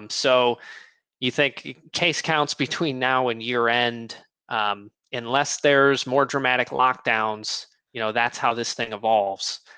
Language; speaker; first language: English; native; English